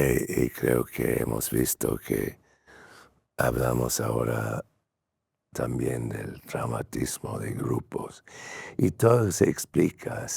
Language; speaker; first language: Spanish; non-native, fluent; English